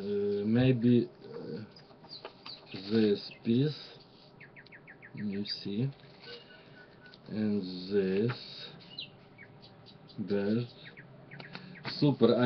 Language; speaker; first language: English; non-native, learner; Russian